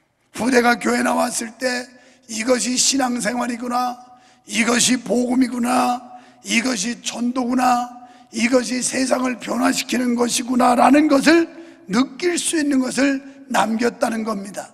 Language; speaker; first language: Korean; native; Korean